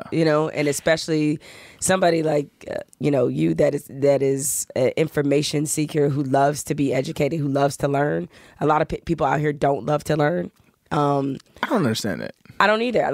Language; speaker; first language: English; native; English